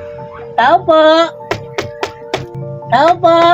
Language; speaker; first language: Filipino; non-native, local second language; Cebuano